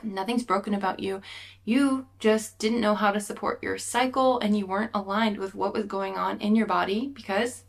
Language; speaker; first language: English; native; English